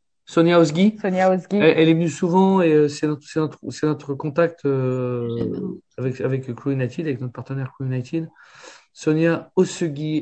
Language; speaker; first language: French; native; French